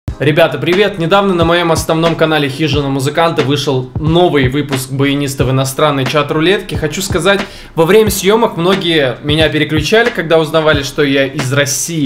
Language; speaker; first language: Russian; native; Russian